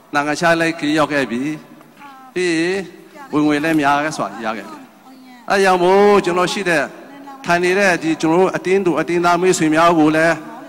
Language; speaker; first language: Burmese; non-native, local second language; Chinese